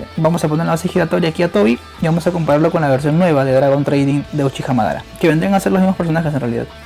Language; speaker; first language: Spanish; native; Spanish